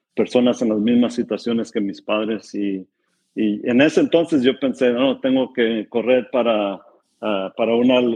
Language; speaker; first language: Spanish; early bilingual, heritage; Spanish